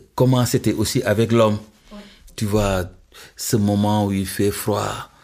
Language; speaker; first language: French; non-native, local second language; Wolof